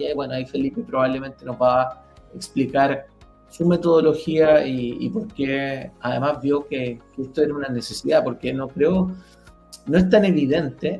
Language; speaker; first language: Spanish; native; Spanish